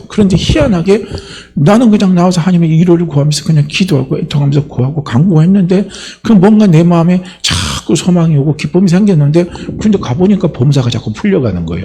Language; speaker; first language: Korean; native; Korean